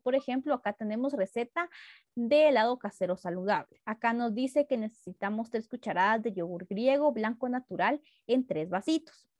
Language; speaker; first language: Spanish; native; Spanish